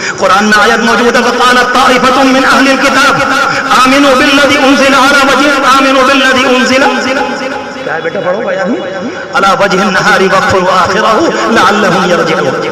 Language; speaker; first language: Urdu; native; Urdu